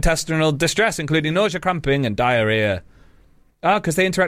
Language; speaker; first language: English; native; English